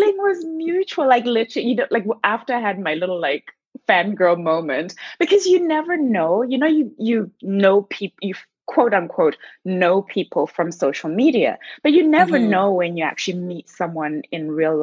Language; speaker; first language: English; non-native, local second language; Shona